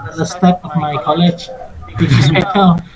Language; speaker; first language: English; non-native, fluent; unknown